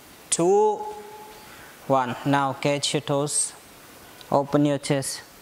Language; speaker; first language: English; non-native, local second language; Hindi